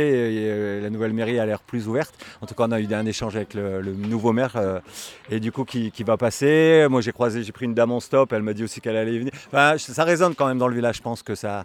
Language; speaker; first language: French; native; French